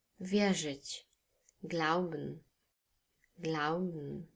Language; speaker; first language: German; non-native, fluent; Polish